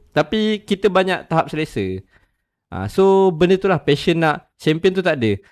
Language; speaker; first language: Malay; native; Malay